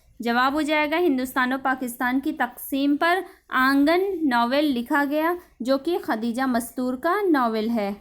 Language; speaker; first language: Urdu; native; Urdu